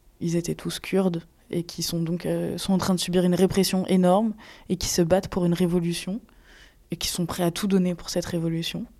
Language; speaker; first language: French; native; French